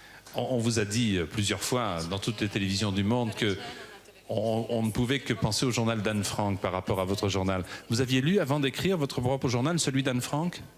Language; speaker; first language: French; native; French